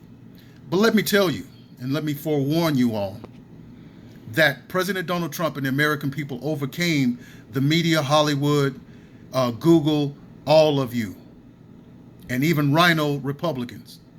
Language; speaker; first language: English; native; English